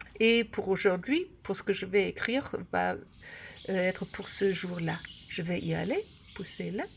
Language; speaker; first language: French; non-native, learner; German